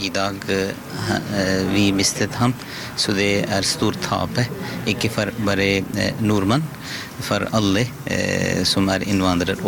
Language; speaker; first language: Norwegian; non-native, learner; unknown